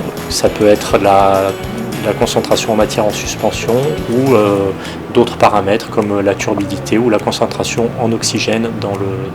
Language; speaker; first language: French; native; French